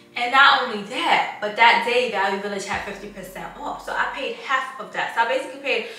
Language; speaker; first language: English; native; English